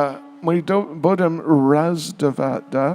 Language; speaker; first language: Russian; non-native, learner; English